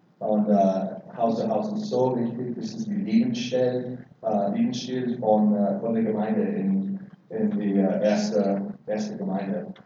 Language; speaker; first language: German; non-native, learner; English